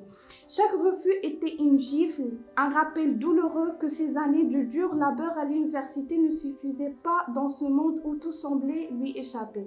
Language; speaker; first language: French; non-native, local second language; Arabic